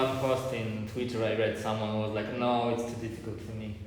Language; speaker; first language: English; non-native, fluent; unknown